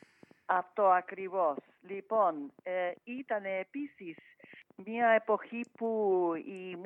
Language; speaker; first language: Greek; non-native, fluent; English